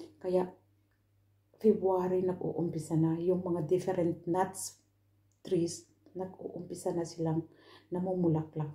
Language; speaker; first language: Filipino; non-native, local second language; Cebuano